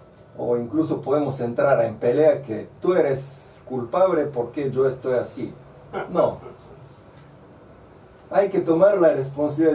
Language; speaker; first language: Spanish; non-native, fluent; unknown